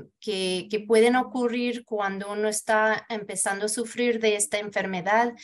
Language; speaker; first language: Spanish; early bilingual, heritage; Spanish